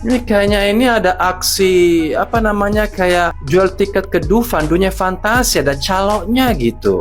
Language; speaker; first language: Indonesian; native; Indonesian